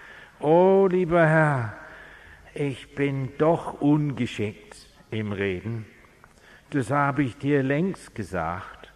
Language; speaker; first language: German; non-native, fluent; English